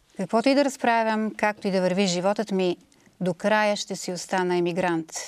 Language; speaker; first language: Bulgarian; native; Bulgarian